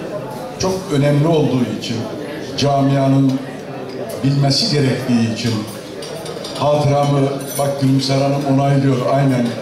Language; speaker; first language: Turkish; native; Turkish